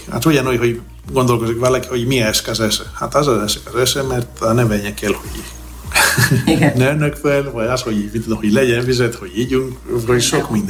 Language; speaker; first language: Hungarian; non-native, learner; Greek